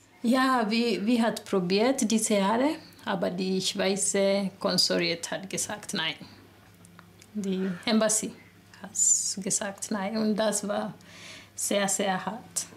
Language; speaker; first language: German; non-native, learner; Swahili